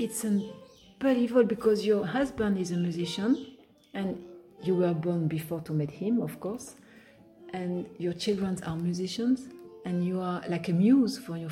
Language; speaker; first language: English; non-native, fluent; French